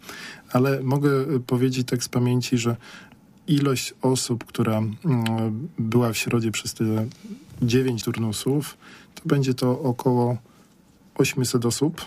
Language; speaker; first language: Polish; native; Polish